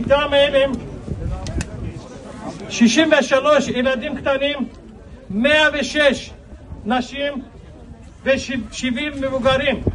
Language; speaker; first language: Hebrew; non-native, fluent; Azerbaijani